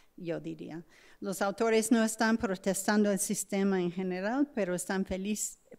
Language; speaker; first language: Spanish; non-native, fluent; English